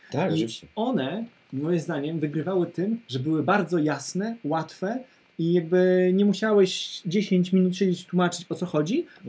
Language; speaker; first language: Polish; native; Polish